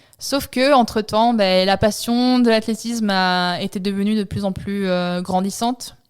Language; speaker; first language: French; early bilingual, other home language; Italian